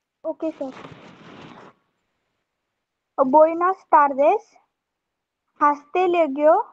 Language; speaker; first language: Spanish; non-native, learner; Marathi